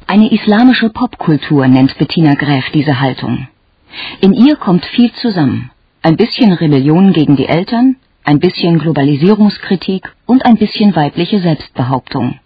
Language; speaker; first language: German; native; German